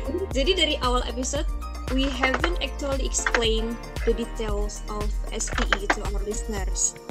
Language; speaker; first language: English; non-native, fluent; Indonesian